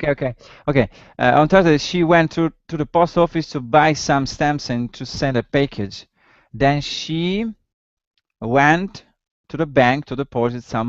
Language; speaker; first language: English; non-native, learner; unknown